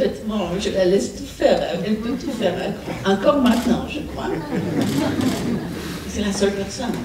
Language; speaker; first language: French; non-native, fluent; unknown